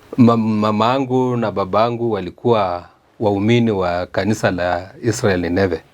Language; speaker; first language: Swahili; native; Swahili